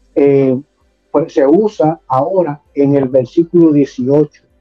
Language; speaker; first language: Spanish; native; Spanish